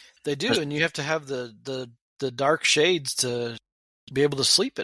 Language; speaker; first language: English; native; English